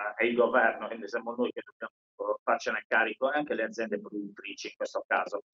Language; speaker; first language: Italian; native; Italian